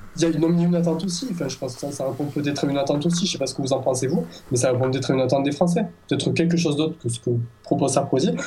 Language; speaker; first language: French; native; French